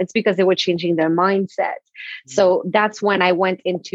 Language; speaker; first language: English; non-native, fluent; French